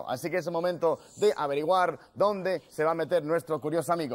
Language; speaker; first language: Spanish; native; Spanish